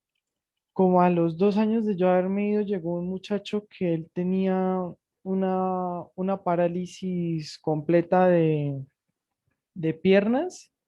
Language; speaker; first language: Spanish; native; Spanish